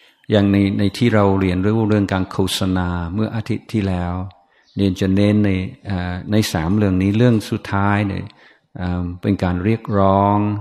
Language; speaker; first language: Thai; non-native, fluent; English